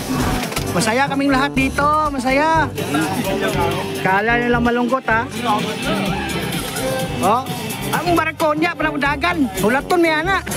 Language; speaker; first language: Filipino; non-native, local second language; Cebuano